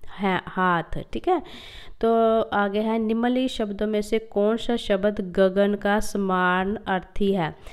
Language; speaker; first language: Hindi; non-native, local second language; Punjabi